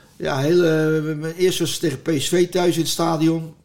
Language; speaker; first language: Dutch; native; Dutch